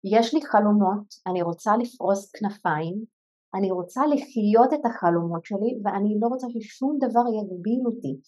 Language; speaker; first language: Hebrew; non-native, local second language; Arabic